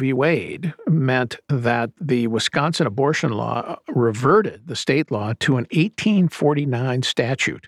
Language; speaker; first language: English; native; English